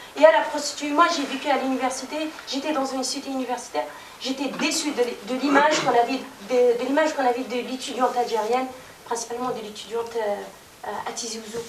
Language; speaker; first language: French; non-native, local second language; Kabyle